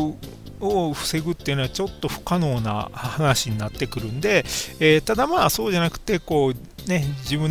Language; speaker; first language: Japanese; native; Japanese